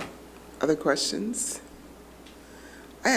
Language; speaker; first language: English; native; English